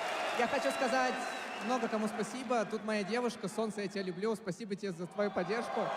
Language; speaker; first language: Russian; native; Russian